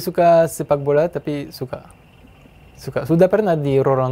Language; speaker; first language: Indonesian; non-native, fluent; French